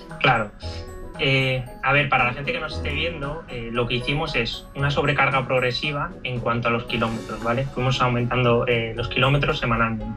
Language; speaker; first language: Spanish; native; Spanish